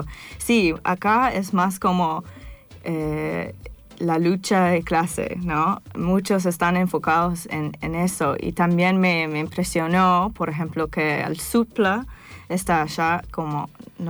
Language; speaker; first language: Spanish; non-native, fluent; English